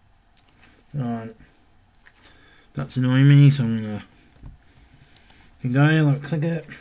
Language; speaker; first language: English; native; English